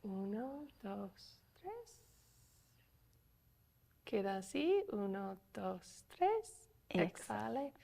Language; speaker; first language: Spanish; non-native, fluent; English